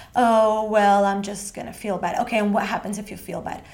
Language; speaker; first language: English; non-native, fluent; Spanish